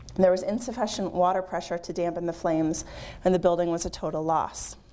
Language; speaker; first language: English; native; English